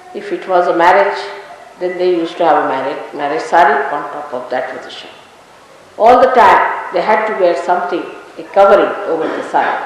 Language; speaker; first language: English; non-native, local second language; Marathi